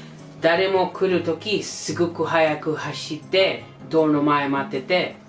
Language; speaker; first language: Japanese; non-native, learner; English